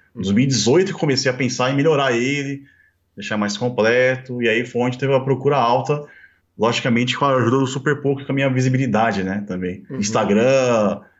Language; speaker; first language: Portuguese; native; Portuguese